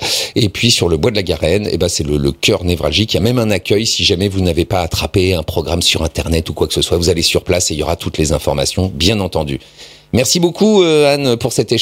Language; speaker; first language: French; native; French